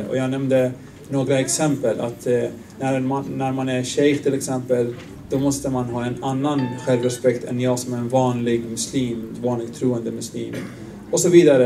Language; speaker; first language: Swedish; non-native, fluent; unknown